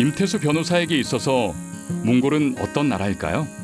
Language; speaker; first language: Korean; native; Korean